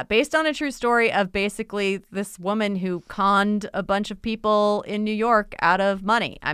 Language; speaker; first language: English; native; English